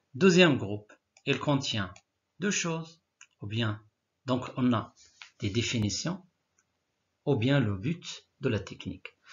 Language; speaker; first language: French; non-native, local second language; Arabic